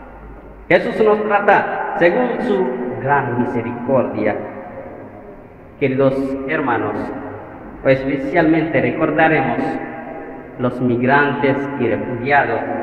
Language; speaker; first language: Spanish; non-native, fluent; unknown